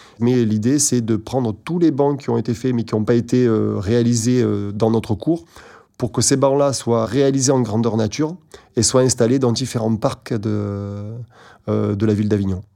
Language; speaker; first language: French; native; French